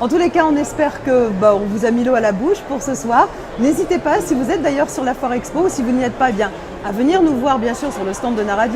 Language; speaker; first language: French; native; French